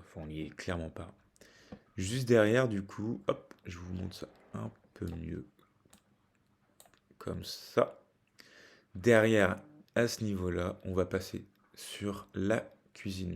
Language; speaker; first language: French; native; French